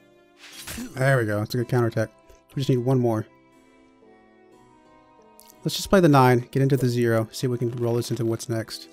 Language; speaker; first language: English; native; English